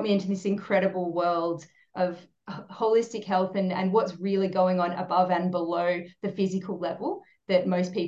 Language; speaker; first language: English; native; English